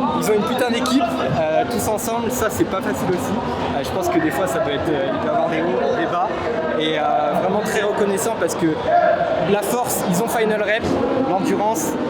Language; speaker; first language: French; native; French